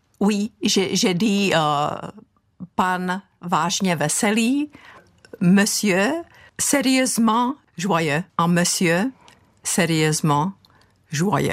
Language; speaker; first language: French; non-native, fluent; Czech